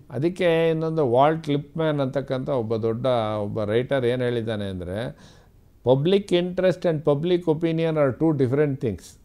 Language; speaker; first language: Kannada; native; Kannada